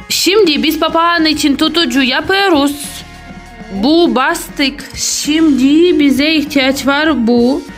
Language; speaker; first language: Turkish; non-native, learner; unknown